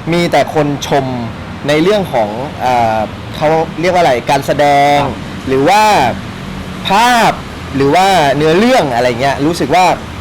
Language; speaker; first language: Thai; native; Thai